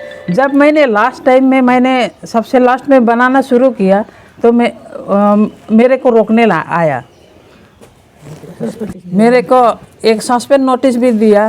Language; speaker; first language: Hindi; non-native, local second language; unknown